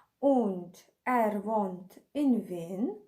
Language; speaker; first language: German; non-native, fluent; Ukrainian